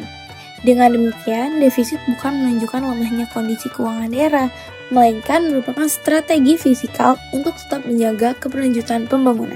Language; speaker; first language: Indonesian; native; Indonesian